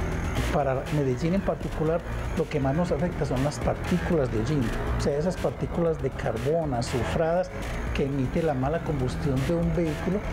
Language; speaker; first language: Spanish; native; Spanish